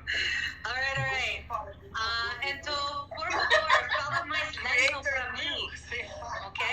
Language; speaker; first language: Portuguese; non-native, learner; English